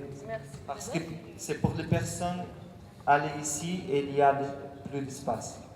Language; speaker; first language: French; non-native, learner; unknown